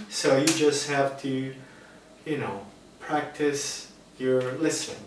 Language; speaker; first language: English; non-native, fluent; Italian